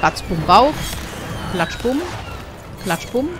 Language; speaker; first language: German; native; German